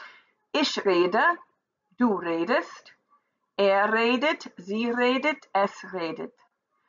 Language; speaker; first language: German; non-native, fluent; English